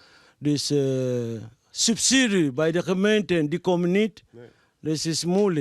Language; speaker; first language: Dutch; non-native, fluent; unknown